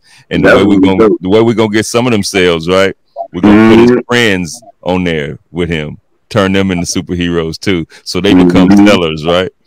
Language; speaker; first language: English; native; English